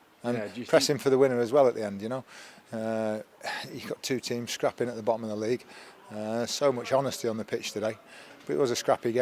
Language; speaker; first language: English; native; English